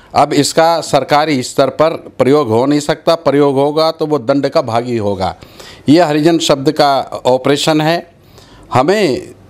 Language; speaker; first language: Hindi; native; Hindi